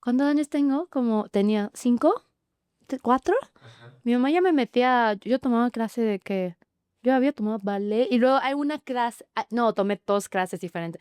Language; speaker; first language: Spanish; non-native, fluent; Chinese